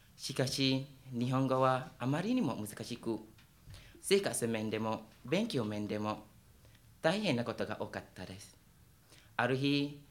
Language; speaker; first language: Japanese; non-native, fluent; Malay